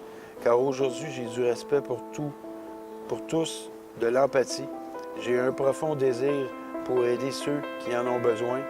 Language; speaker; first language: French; native; French